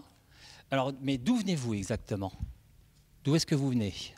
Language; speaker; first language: French; native; French